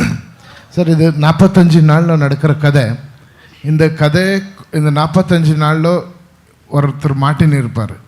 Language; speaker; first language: Tamil; non-native, local second language; Kannada